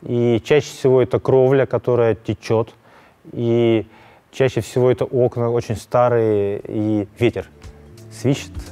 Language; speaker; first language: Russian; native; Russian